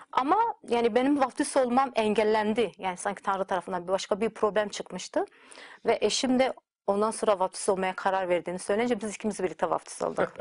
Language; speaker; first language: Turkish; native; Turkish